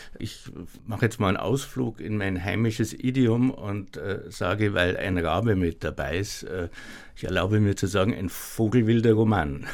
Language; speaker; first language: German; native; German